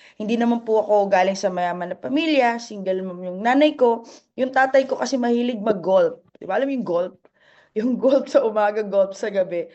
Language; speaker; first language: Filipino; non-native, local second language; Masbatenyo